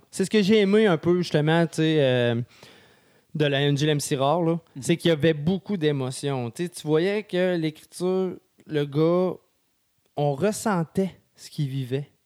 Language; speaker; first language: French; native; French